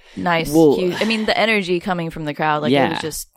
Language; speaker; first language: English; native; English